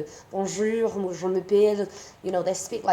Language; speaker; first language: French; non-native, learner; Spanish